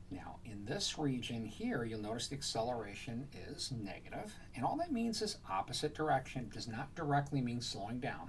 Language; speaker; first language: English; native; English